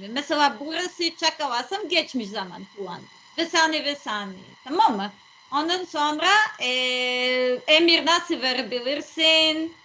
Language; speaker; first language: Turkish; non-native, learner; Serbian